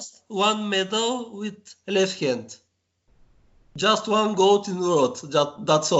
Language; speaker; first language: English; non-native, learner; Bulgarian